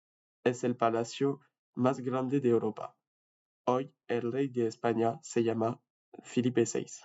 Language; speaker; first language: Spanish; non-native, learner; French